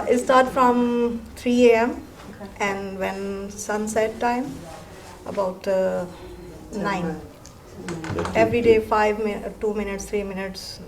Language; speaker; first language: English; non-native, learner; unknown